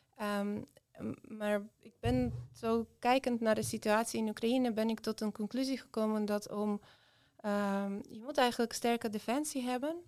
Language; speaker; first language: Dutch; non-native, fluent; Ukrainian